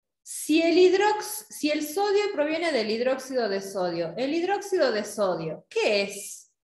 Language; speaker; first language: Spanish; native; Spanish